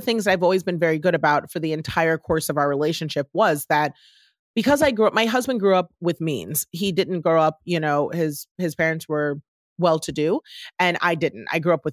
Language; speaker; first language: English; native; English